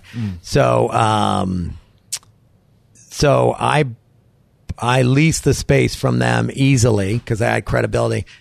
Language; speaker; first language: English; native; English